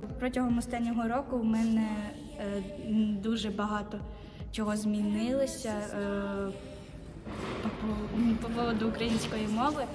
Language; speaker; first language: Ukrainian; non-native, local second language; Russian